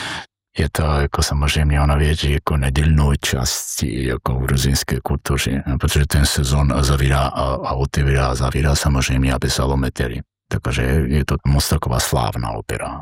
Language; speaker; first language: Czech; non-native, fluent; Georgian